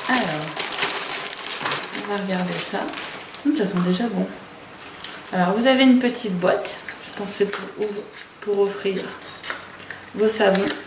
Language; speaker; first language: French; native; French